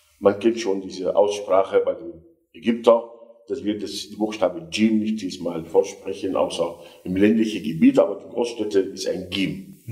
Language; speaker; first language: German; non-native, fluent; Arabic